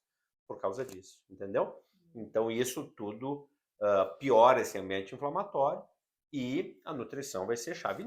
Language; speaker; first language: Portuguese; native; Portuguese